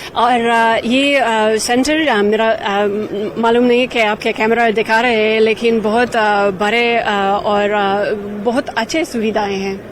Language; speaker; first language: Hindi; non-native, fluent; English